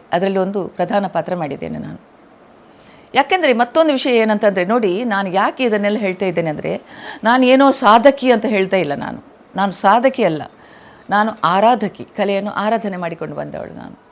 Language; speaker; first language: Kannada; non-native, local second language; Tulu